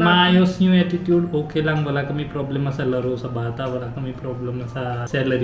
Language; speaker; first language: Filipino; non-native, learner; Hindi